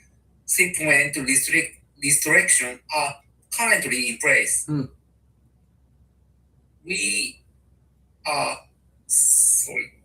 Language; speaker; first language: English; non-native, learner; Japanese